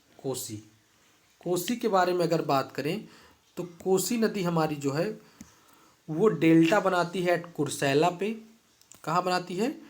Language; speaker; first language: Hindi; native; Hindi